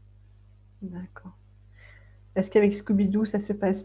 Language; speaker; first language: French; native; French